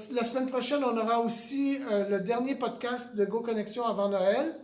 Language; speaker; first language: French; native; French